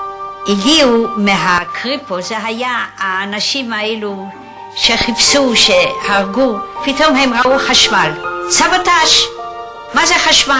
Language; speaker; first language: Hebrew; non-native, fluent; Yiddish